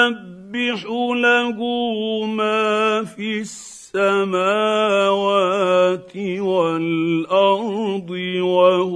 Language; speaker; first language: Arabic; native; Arabic